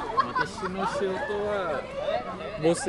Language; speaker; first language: Japanese; non-native, learner; Filipino